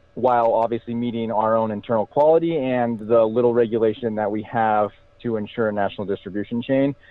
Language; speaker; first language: English; native; English